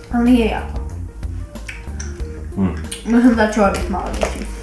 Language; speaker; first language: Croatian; early bilingual, heritage; English